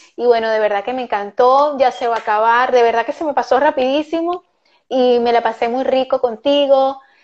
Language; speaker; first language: Spanish; native; Spanish